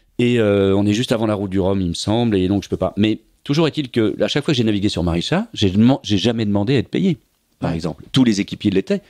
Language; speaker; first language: French; native; French